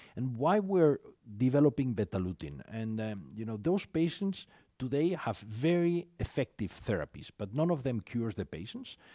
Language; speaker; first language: English; non-native, fluent; Spanish